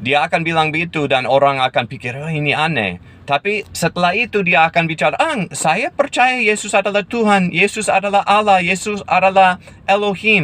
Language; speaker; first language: Indonesian; non-native, fluent; English